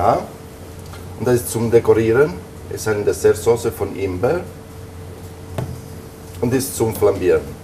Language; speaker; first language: German; non-native, fluent; Italian